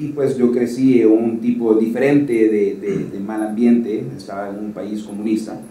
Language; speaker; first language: Spanish; native; Spanish